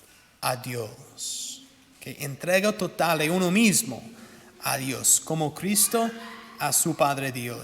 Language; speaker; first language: Spanish; non-native, fluent; English